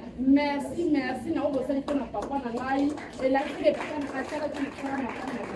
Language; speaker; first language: Lingala; native; Lingala